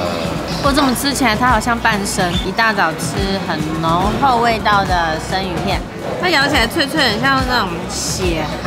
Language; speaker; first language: Chinese; native; Chinese